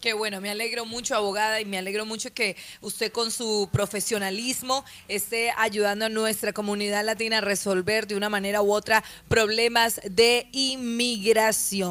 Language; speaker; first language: Spanish; native; Spanish